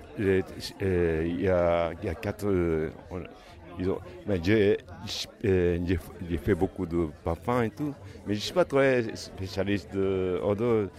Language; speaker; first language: French; non-native, learner; Japanese